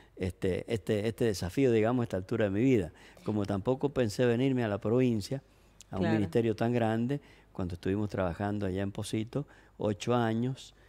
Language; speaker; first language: Spanish; native; Spanish